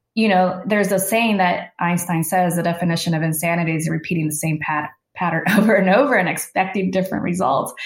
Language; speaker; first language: English; early bilingual, other home language; Spanish